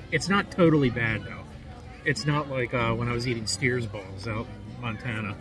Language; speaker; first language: English; native; English